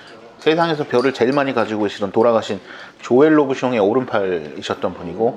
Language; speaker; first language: Korean; native; Korean